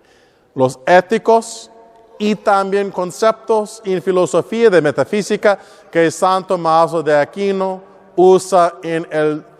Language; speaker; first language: Spanish; non-native, learner; English